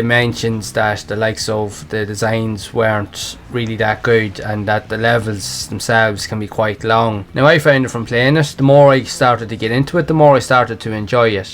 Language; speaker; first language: English; native; English